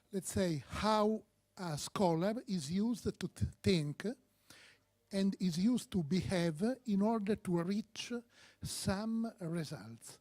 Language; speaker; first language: English; non-native, fluent; Korean